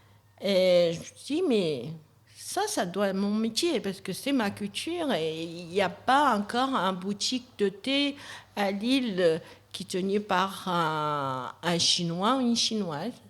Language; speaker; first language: French; non-native, fluent; Chinese